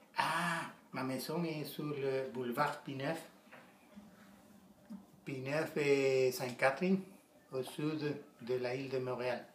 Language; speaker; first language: French; non-native, learner; Spanish